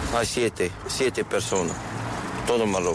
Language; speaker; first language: Spanish; non-native, learner; Arabic